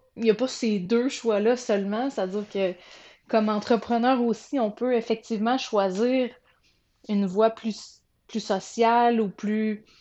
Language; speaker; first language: French; native; French